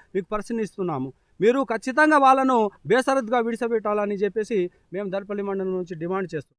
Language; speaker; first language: Telugu; non-native, local second language; Lambadi